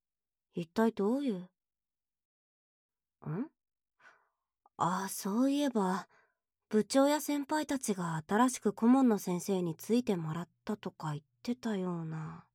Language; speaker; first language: Japanese; native; Japanese